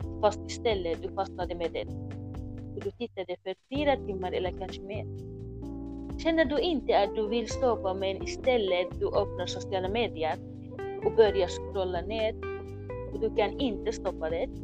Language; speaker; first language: Swedish; non-native, learner; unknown